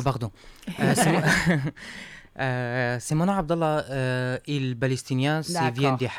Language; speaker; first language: French; non-native, learner; Arabic